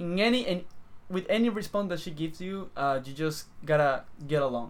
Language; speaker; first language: English; non-native, fluent; Spanish